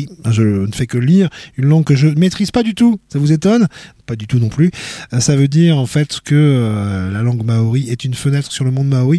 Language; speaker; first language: French; native; French